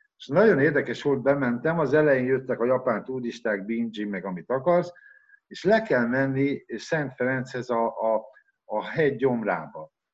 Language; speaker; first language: Hungarian; native; Hungarian